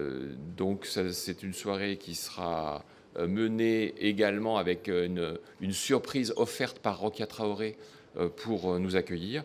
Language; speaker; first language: French; native; French